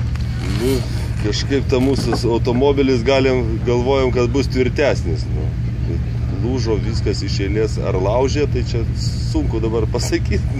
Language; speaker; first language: Lithuanian; native; Lithuanian